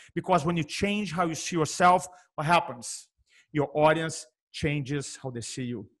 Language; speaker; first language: English; non-native, fluent; Portuguese